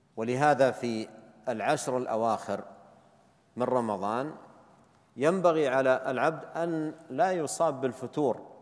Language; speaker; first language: Arabic; native; Arabic